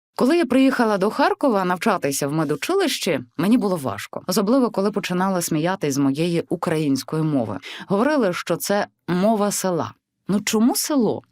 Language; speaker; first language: Ukrainian; native; Ukrainian